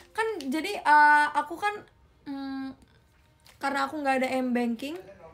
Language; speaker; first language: Indonesian; native; Indonesian